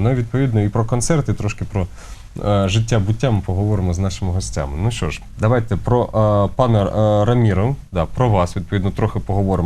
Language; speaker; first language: Ukrainian; native; Ukrainian